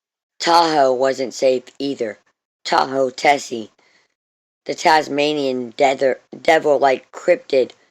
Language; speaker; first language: English; native; English